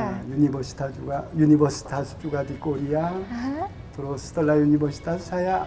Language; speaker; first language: Indonesian; non-native, fluent; Korean